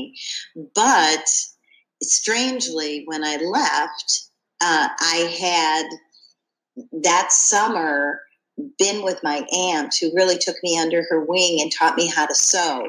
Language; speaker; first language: English; native; English